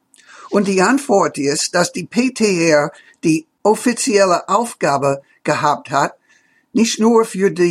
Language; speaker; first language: German; non-native, fluent; English